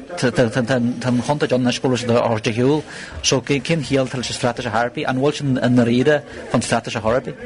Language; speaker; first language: Irish; native; Irish